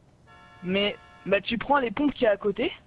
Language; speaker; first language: French; native; French